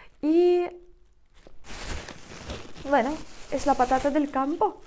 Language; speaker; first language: Spanish; non-native, learner; Ukrainian